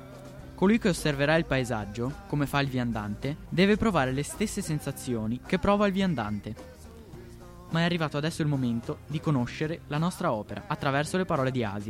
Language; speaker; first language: Italian; native; Italian